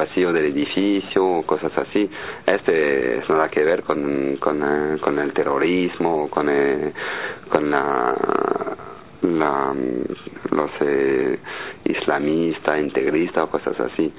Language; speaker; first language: Spanish; non-native, learner; French